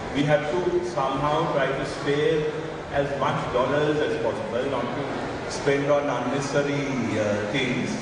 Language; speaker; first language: English; non-native, local second language; Sinhala